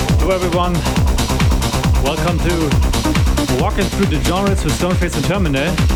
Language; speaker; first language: English; non-native, fluent; German